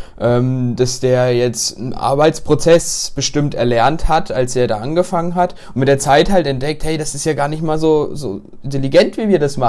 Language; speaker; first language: German; native; German